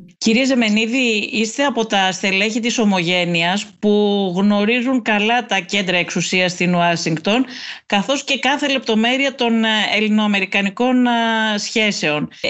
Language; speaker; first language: Greek; native; Greek